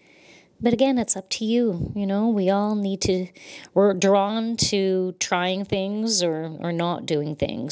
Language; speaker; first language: English; native; English